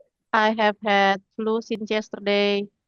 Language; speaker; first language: English; non-native, learner; Indonesian